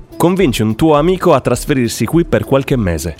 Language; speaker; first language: Italian; native; Italian